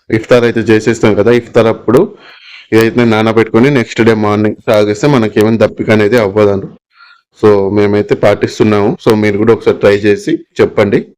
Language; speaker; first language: Telugu; non-native, local second language; Urdu